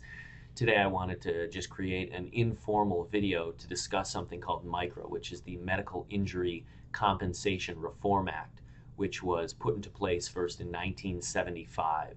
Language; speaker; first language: English; native; English